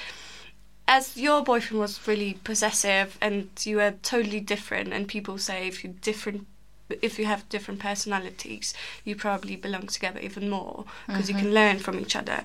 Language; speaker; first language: English; non-native, fluent; Polish